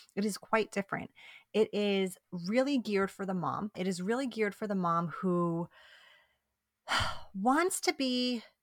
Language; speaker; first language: English; early bilingual, other home language; Italian